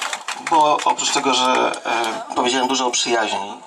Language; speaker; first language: Polish; native; Polish